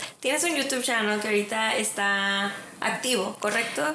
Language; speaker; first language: Spanish; early bilingual, heritage; Spanish